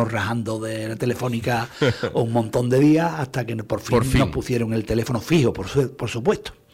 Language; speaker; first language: Spanish; native; Spanish